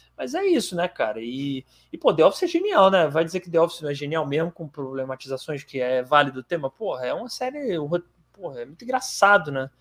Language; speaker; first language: Portuguese; native; Portuguese